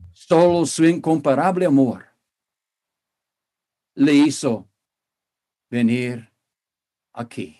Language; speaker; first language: Spanish; non-native, fluent; English